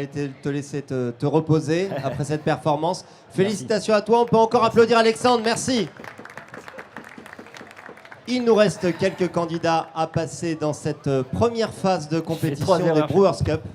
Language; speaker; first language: French; native; French